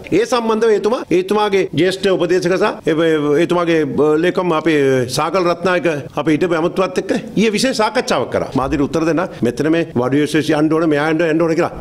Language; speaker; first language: Sinhala; non-native, local second language; Tamil